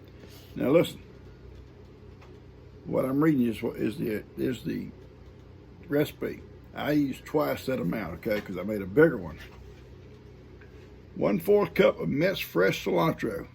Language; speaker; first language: English; native; English